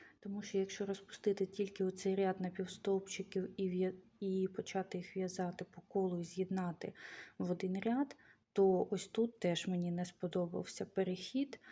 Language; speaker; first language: Ukrainian; native; Ukrainian